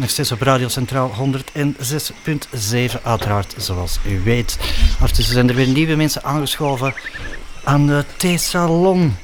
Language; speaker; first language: Dutch; native; Dutch